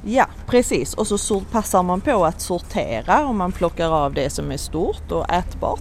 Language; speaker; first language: Swedish; native; Swedish